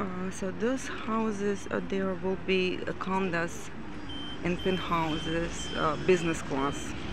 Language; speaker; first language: English; non-native, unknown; Russian